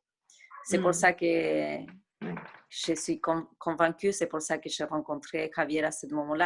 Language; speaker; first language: French; non-native, fluent; Spanish